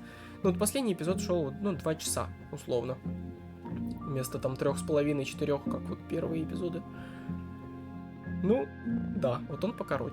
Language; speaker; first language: Russian; native; Russian